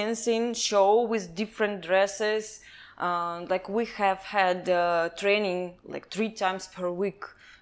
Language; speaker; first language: English; non-native, learner; Kazakh